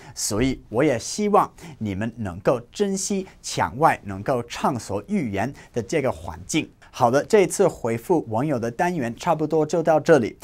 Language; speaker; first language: Chinese; non-native, fluent; English